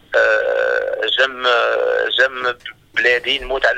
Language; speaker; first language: French; non-native, local second language; Arabic